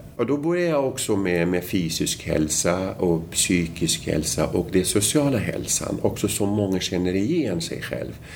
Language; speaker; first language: Swedish; non-native, fluent; Arabic